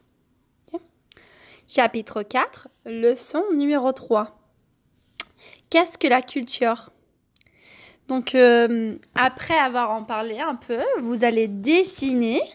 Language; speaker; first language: French; non-native, fluent; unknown